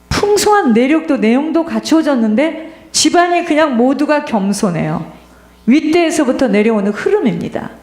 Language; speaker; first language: Korean; native; Korean